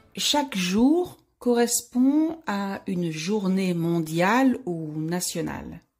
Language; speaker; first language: French; native; French